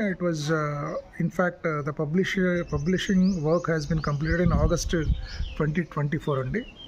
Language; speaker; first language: English; non-native, local second language; Telugu